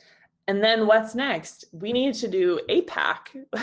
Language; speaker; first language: English; native; English